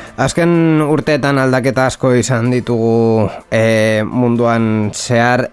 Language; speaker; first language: Basque; non-native, local second language; Spanish